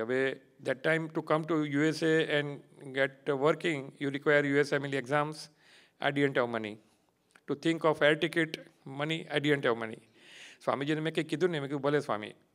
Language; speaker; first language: English; non-native, local second language; Gujarati